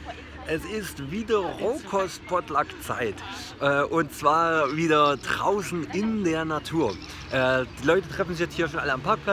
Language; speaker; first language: German; native; German